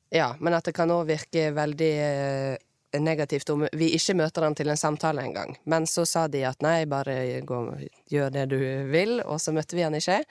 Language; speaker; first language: Norwegian; native; Norwegian